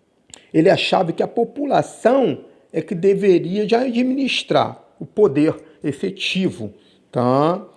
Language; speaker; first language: Portuguese; native; Portuguese